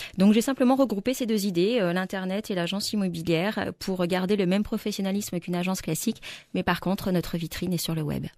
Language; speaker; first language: French; native; French